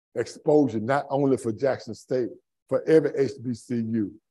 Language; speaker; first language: English; native; English